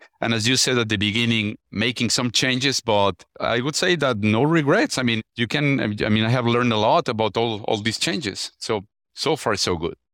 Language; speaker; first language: English; non-native, fluent; Spanish